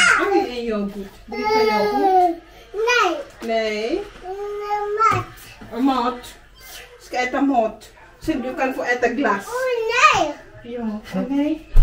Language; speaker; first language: Swedish; non-native, learner; Filipino